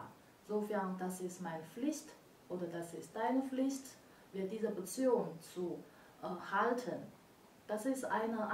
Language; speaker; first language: German; non-native, learner; Chinese